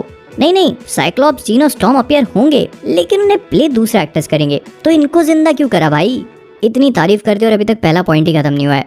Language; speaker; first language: Hindi; native; Hindi